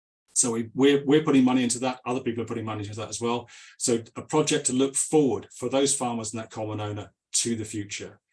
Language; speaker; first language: English; native; English